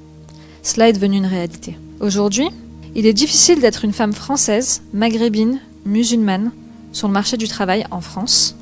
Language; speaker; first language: French; native; French